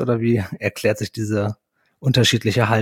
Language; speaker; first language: German; native; German